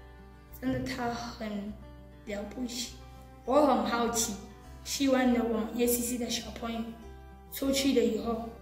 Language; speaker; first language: Chinese; non-native, learner; Southern Sotho